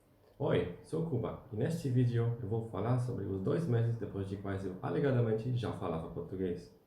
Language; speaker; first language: Portuguese; non-native, fluent; Polish